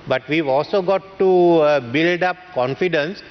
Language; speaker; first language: English; non-native, local second language; Sinhala